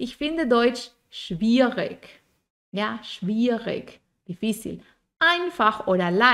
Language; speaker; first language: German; non-native, fluent; Spanish